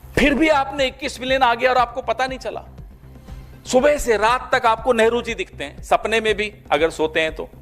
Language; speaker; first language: Hindi; native; Hindi